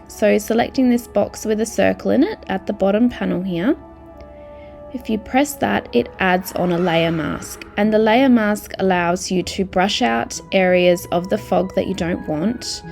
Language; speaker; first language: English; native; English